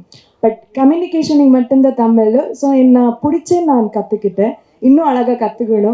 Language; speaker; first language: Tamil; non-native, local second language; Kannada